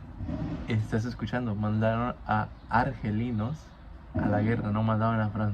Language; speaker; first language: Spanish; native; Spanish